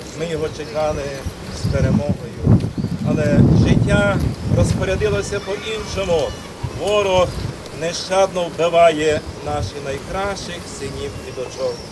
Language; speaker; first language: Ukrainian; native; Ukrainian